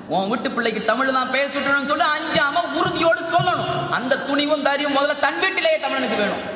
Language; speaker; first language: Tamil; early bilingual, heritage; Tamil